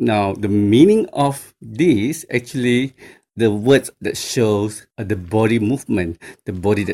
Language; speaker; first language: English; non-native, local second language; Chinese